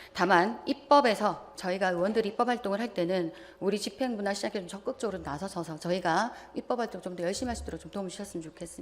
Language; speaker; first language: Korean; native; Korean